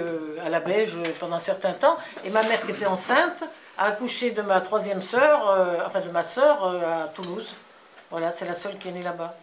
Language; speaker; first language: French; native; French